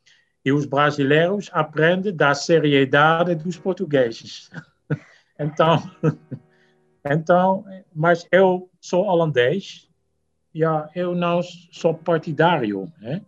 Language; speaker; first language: Portuguese; non-native, fluent; Dutch